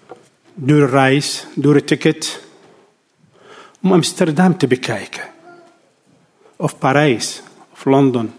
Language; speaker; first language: Dutch; non-native, learner; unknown